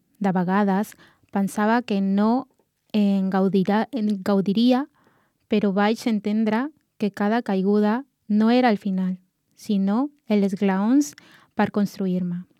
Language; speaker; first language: Catalan; non-native, learner; Spanish